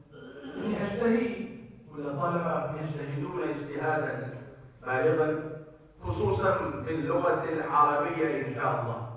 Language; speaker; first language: Arabic; non-native, fluent; Urdu